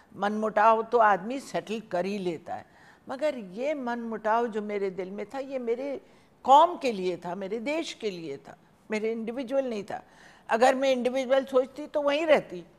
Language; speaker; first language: Hindi; native; Hindi